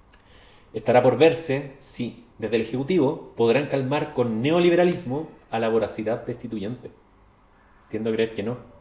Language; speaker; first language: Spanish; native; Spanish